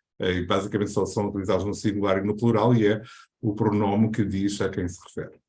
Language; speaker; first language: Portuguese; native; Portuguese